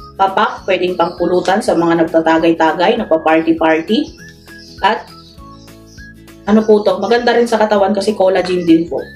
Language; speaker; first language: Filipino; non-native, local second language; Iloko